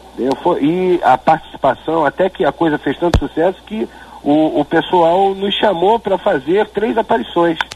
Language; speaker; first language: Portuguese; native; Portuguese